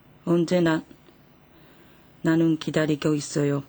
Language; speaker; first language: Korean; non-native, fluent; Japanese